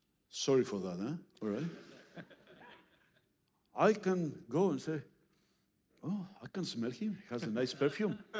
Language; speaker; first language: English; non-native, fluent; Greek